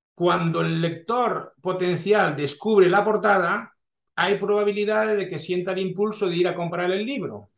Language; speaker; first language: Spanish; early bilingual, heritage; French